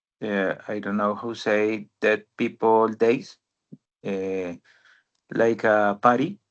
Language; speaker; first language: English; non-native, learner; Spanish